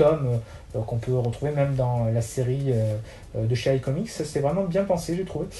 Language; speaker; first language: French; native; French